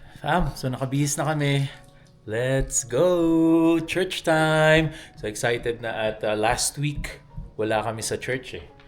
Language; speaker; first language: Filipino; non-native, local second language; Hiligaynon